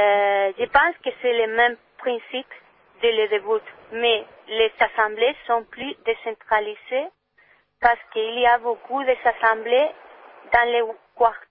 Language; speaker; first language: French; non-native, learner; Spanish